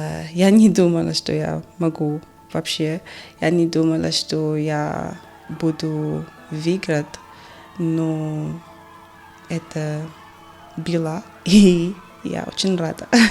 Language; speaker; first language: Russian; non-native, learner; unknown